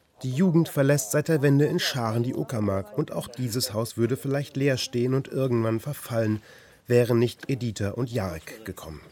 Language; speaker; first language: German; native; German